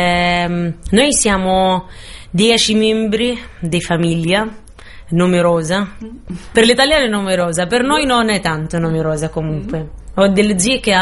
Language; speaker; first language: Italian; non-native, fluent; Arabic